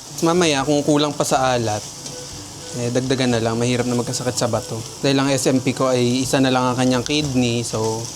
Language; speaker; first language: Filipino; native; Filipino